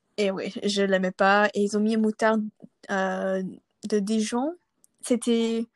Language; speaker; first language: French; non-native, local second language; English